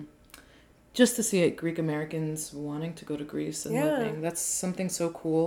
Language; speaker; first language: English; native; English